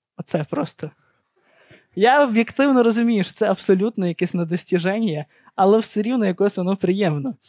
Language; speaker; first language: Ukrainian; native; Ukrainian